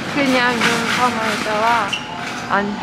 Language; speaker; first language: Korean; non-native, learner; Thai